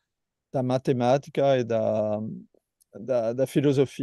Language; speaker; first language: Portuguese; non-native, learner; French